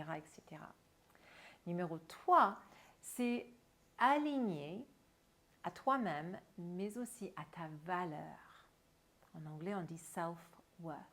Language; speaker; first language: French; non-native, fluent; English